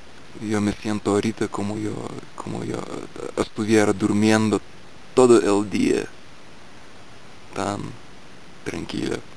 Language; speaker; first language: Spanish; non-native, fluent; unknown